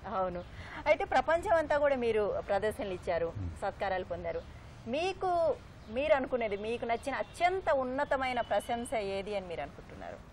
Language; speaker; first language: Telugu; native; Telugu